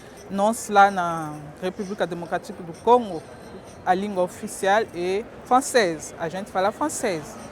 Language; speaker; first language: Portuguese; non-native, fluent; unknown